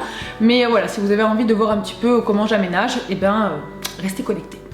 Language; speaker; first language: French; native; French